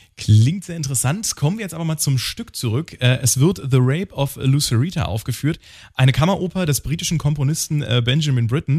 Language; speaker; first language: German; native; German